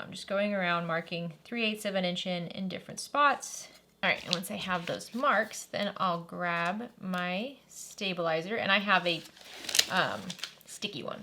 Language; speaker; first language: English; native; English